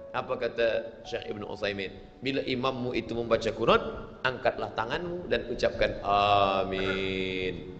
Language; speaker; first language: Malay; native; Malay